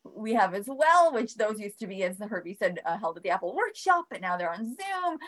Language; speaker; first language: English; early bilingual, other home language; Bosnian